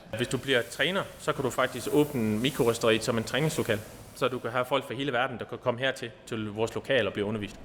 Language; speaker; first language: Danish; non-native, fluent; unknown